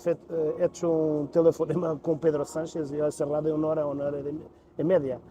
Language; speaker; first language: Spanish; non-native, learner; Portuguese